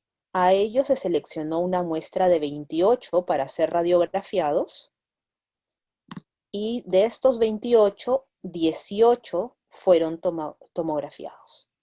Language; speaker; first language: Spanish; native; Spanish